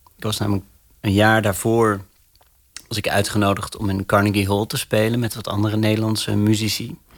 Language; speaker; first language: Dutch; native; Dutch